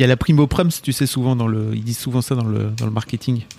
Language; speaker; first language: French; native; French